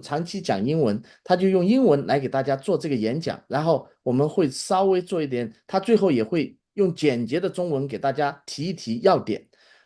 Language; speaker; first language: Chinese; native; Chinese